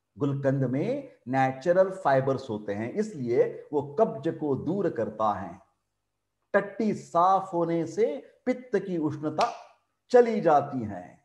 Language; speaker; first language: Hindi; non-native, local second language; Marathi